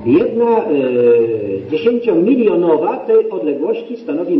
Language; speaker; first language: Polish; native; Polish